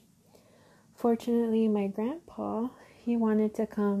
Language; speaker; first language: English; early bilingual, other home language; Spanish